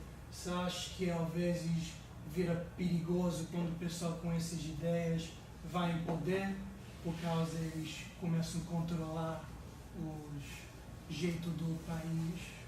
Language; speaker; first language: Portuguese; early bilingual, heritage; English